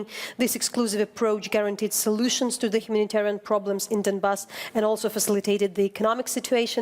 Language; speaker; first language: English; non-native, fluent; Ukrainian